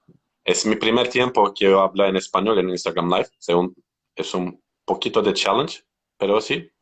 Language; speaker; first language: Spanish; non-native, learner; Turkish